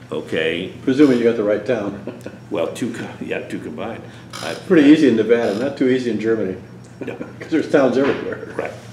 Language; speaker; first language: English; native; English